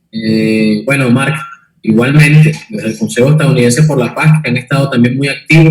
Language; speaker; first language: Spanish; native; Spanish